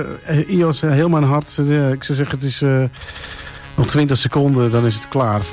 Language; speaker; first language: Dutch; native; Dutch